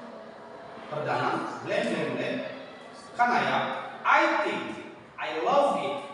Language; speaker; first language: English; non-native, learner; Indonesian